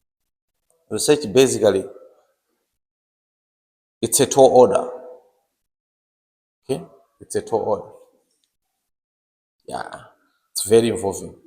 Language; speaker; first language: English; non-native, local second language; Nyanja